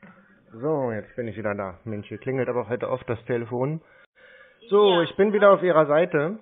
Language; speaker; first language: German; native; German